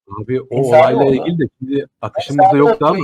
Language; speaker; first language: Turkish; native; Turkish